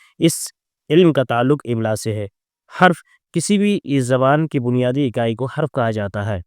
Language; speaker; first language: Urdu; native; Urdu